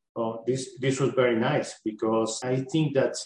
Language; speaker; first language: English; non-native, learner; Spanish